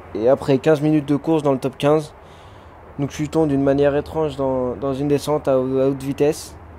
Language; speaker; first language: French; native; French